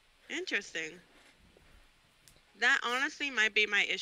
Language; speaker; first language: English; non-native, fluent; Spanish